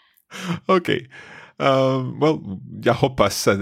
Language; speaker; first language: Swedish; non-native, learner; English